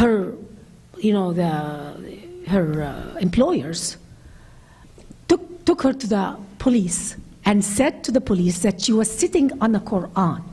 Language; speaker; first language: English; non-native, fluent; Arabic